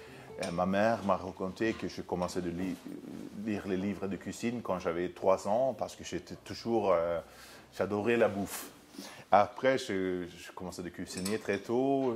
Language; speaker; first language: French; non-native, fluent; Swedish